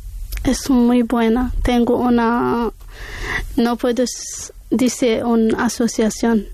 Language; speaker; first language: Spanish; non-native, learner; Arabic